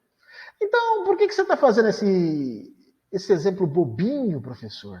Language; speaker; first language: Portuguese; native; Portuguese